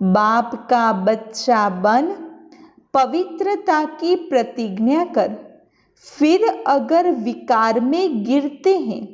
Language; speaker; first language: Hindi; non-native, local second language; Gujarati